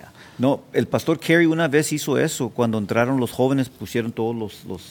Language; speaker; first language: Spanish; early bilingual, heritage; Spanish